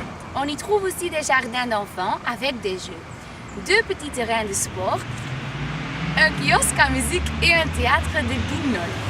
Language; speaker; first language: French; non-native, learner; Dutch